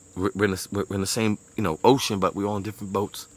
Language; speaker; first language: English; native; English